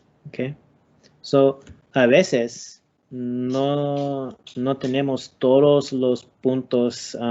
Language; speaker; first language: Spanish; non-native, learner; English